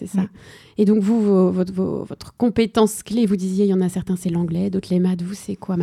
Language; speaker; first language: French; native; French